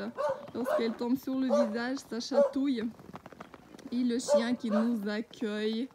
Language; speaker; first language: French; non-native, fluent; Russian